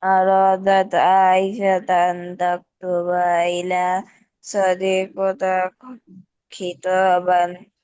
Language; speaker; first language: Arabic; non-native, learner; Bangla